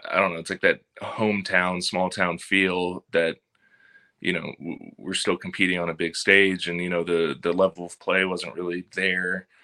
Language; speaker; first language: English; native; English